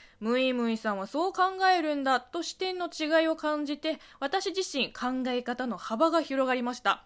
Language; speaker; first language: Japanese; non-native, fluent; Chinese